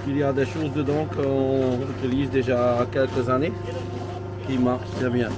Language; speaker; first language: French; non-native, local second language; Dutch